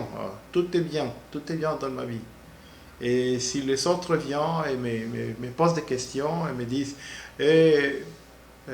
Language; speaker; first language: French; non-native, learner; Spanish